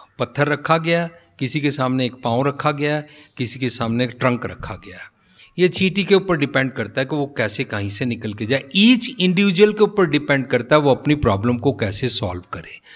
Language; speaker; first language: Hindi; non-native, local second language; Punjabi